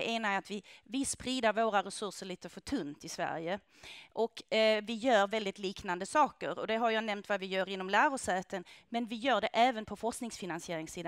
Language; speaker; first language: Swedish; non-native, fluent; German